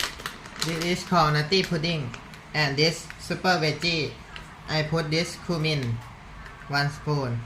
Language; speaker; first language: English; non-native, learner; Thai